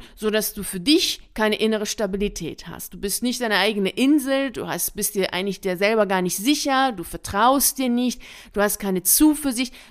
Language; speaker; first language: German; early bilingual, other home language; Persian